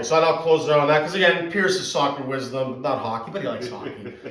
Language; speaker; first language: English; native; English